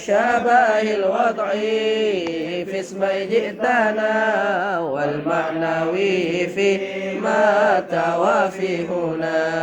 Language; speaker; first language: Arabic; non-native, fluent; Indonesian